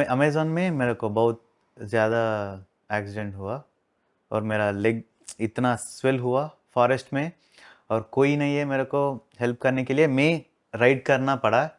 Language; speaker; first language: Hindi; non-native, local second language; Telugu